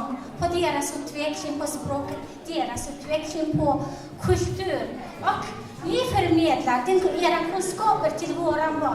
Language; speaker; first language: Swedish; non-native, fluent; Mongolian